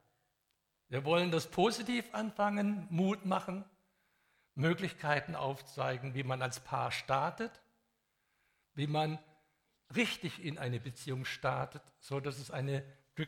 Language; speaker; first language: German; native; German